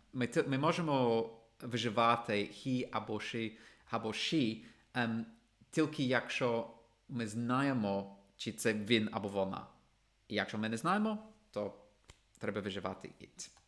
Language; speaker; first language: Ukrainian; non-native, fluent; English